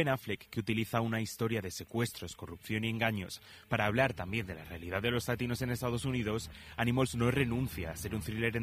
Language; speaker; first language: Spanish; native; Spanish